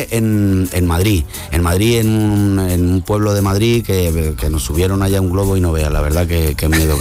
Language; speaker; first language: Spanish; native; Spanish